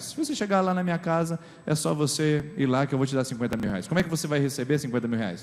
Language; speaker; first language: Portuguese; native; Portuguese